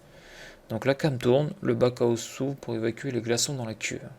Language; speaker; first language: French; native; French